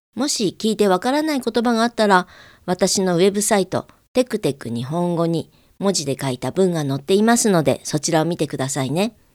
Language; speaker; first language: Japanese; native; Japanese